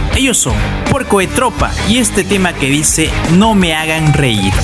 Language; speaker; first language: Spanish; native; Spanish